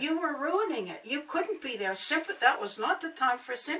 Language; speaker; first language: English; native; English